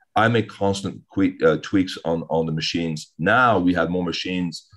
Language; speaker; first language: English; early bilingual, other home language; French